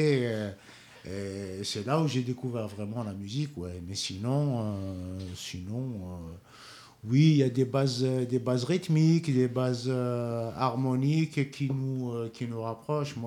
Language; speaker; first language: French; non-native, local second language; Kabyle